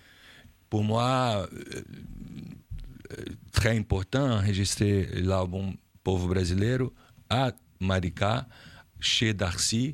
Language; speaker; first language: French; non-native, learner; Portuguese